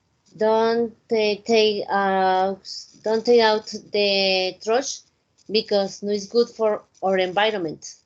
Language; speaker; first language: English; non-native, fluent; Spanish